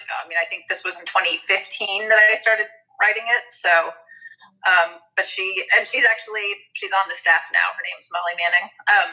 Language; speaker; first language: English; native; English